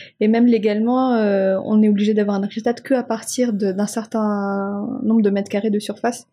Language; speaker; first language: French; non-native, local second language; Malagasy